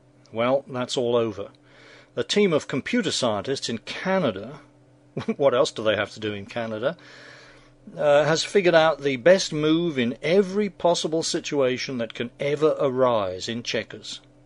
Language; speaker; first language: English; native; English